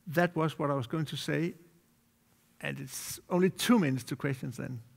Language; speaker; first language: English; non-native, fluent; Danish